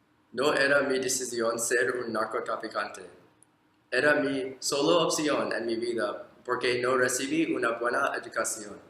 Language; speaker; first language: Spanish; non-native, learner; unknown